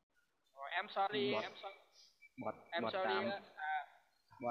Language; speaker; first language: English; non-native, learner; Thai